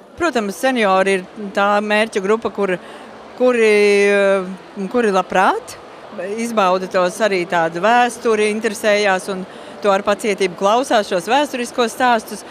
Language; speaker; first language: Latvian; native; Latvian